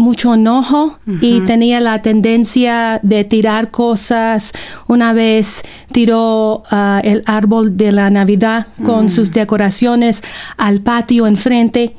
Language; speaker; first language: Spanish; non-native, fluent; English